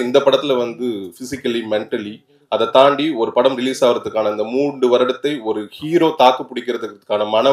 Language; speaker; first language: Tamil; native; Tamil